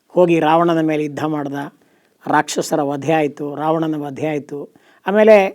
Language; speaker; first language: Kannada; native; Kannada